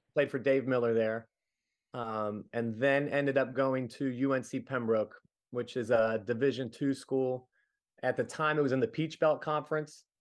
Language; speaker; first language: English; native; English